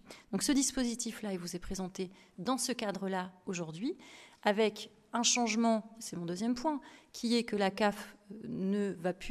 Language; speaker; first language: French; native; French